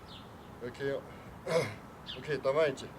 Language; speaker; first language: Russian; non-native, learner; Chinese